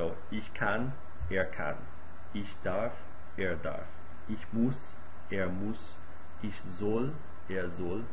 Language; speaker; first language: German; non-native, fluent; English